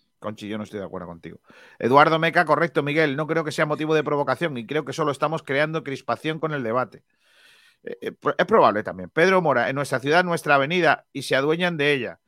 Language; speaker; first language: Spanish; native; Spanish